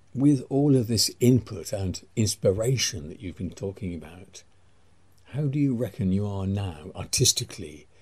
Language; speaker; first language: English; native; English